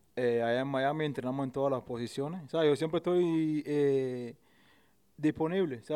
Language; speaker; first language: Spanish; native; Spanish